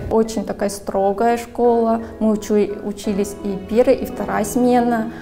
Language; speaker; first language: Russian; non-native, fluent; Vietnamese